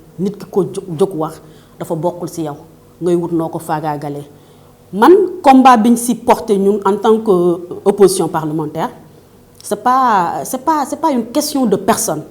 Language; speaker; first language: Wolof; native; Wolof